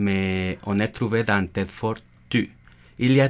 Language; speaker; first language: French; non-native, learner; Spanish